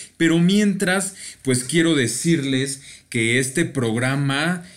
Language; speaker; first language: Spanish; native; Spanish